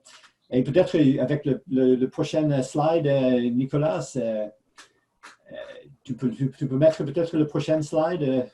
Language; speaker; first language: French; non-native, fluent; English